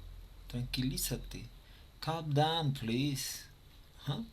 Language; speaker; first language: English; non-native, fluent; Spanish